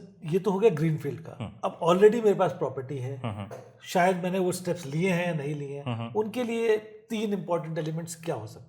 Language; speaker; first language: Hindi; native; Hindi